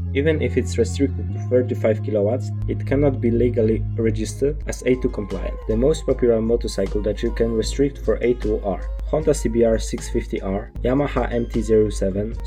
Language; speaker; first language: English; non-native, fluent; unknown